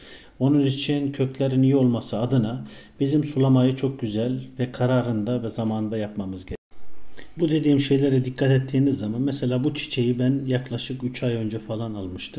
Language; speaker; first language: Turkish; native; Turkish